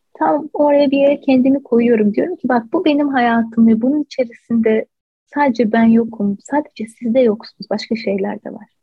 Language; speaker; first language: Turkish; native; Turkish